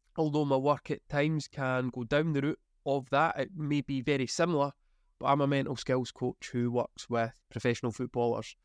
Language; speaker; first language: English; native; English